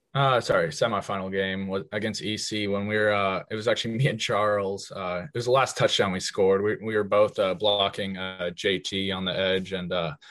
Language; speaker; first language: English; native; English